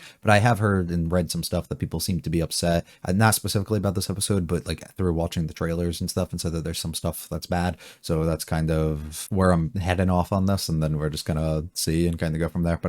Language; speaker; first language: English; native; English